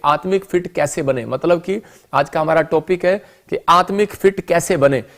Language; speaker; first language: Hindi; non-native, local second language; Punjabi